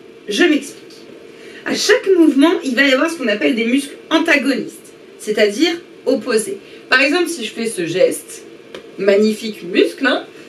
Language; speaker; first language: French; native; French